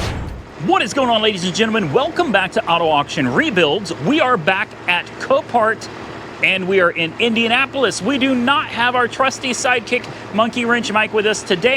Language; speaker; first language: English; native; English